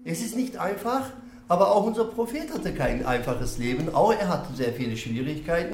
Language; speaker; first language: German; non-native, fluent; Turkish